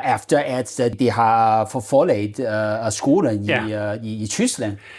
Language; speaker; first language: Danish; non-native, learner; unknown